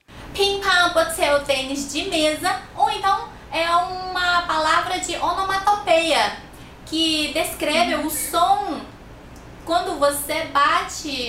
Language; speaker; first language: Portuguese; non-native, fluent; Chinese